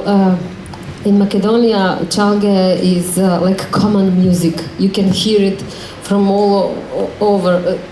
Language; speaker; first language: English; non-native, learner; Macedonian